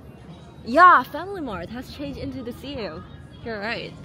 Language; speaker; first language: English; non-native, learner; Korean